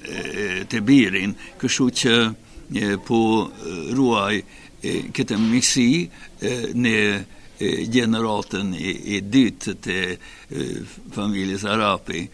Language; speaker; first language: Albanian; non-native, fluent; Swedish